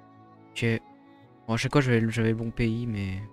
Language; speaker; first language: French; native; French